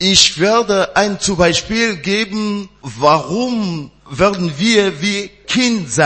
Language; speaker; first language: German; non-native, learner; French